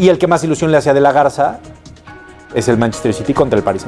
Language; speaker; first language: Spanish; native; Spanish